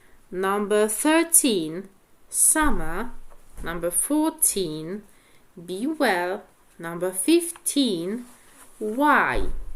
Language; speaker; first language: English; non-native, fluent; Polish